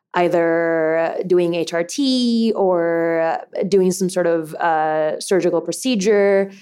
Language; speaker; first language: English; early bilingual, other home language; Spanish